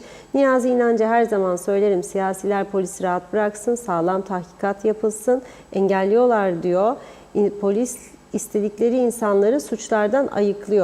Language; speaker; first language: Turkish; native; Turkish